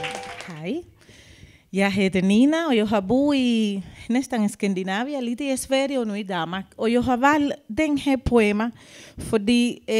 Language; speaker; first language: Danish; non-native, learner; Spanish